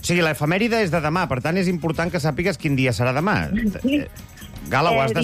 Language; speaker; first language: Catalan; native; Catalan